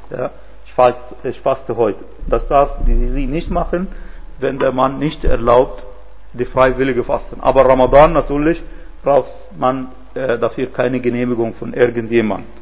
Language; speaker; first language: German; non-native, fluent; Arabic